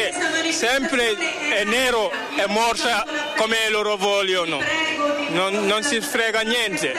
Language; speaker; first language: Italian; non-native, learner; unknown